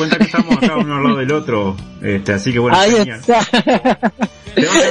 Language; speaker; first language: Spanish; native; Spanish